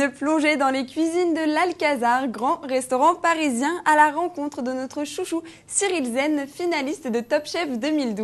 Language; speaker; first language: French; native; French